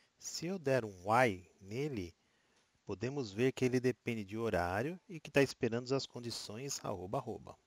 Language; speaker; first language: Portuguese; native; Portuguese